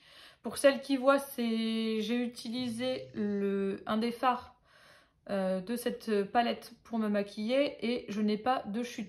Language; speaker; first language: French; native; French